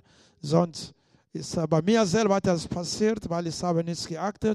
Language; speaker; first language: German; non-native, fluent; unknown